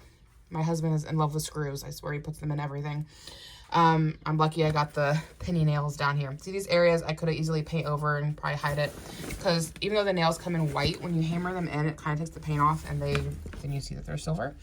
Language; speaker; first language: English; native; English